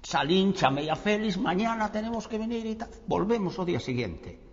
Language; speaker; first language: Spanish; non-native, local second language; Galician